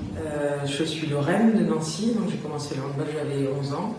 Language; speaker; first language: French; native; French